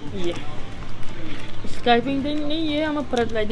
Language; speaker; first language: Hindi; non-native, learner; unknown